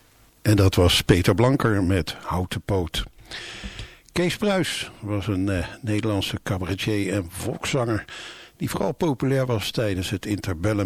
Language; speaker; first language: Dutch; native; Dutch